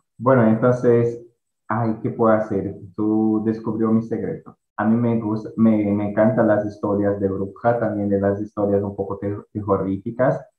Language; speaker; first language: Spanish; non-native, fluent; Portuguese